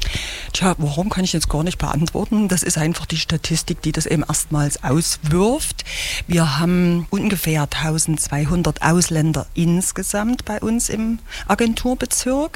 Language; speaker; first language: German; native; German